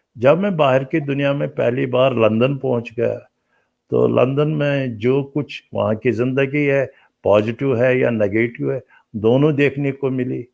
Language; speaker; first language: Urdu; non-native, local second language; Kashmiri